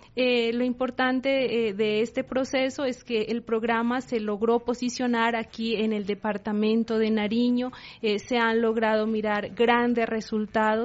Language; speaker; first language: Spanish; native; Spanish